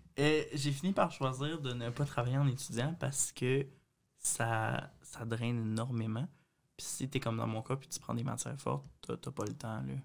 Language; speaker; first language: French; native; French